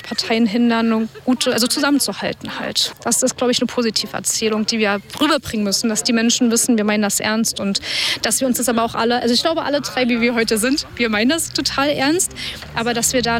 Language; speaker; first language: German; native; German